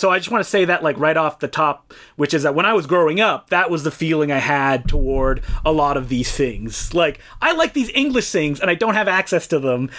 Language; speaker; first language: English; non-native, fluent; French